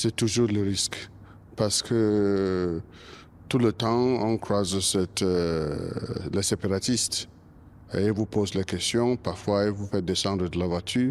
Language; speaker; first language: French; non-native, local second language; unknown